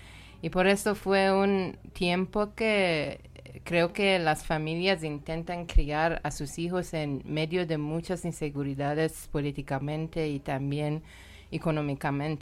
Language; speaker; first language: Spanish; non-native, learner; Persian